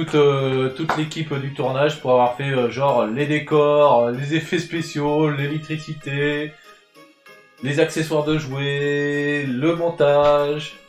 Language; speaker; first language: French; native; French